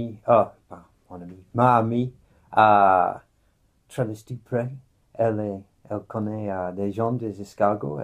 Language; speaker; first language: French; non-native, fluent; English